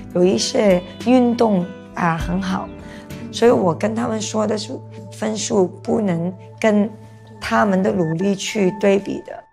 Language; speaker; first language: Chinese; non-native, local second language; Cantonese